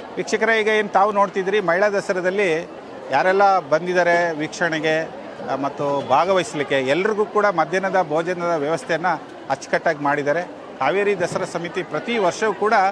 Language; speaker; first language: Kannada; non-native, local second language; Kodava